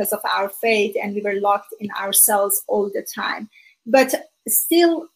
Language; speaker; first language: English; non-native, fluent; Persian